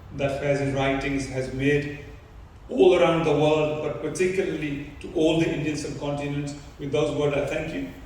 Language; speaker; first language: English; early bilingual, other home language; Punjabi